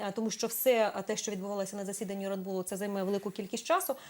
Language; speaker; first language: Ukrainian; native; Ukrainian